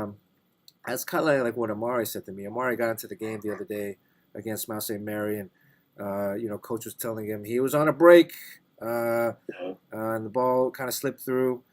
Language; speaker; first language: English; native; English